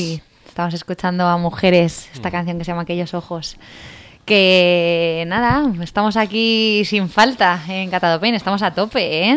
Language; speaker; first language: Spanish; native; Spanish